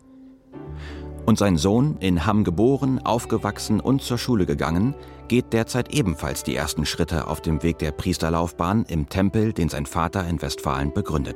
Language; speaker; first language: German; native; German